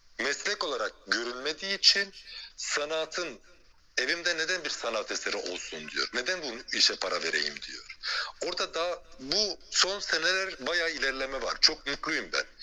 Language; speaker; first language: Turkish; early bilingual, heritage; Turkish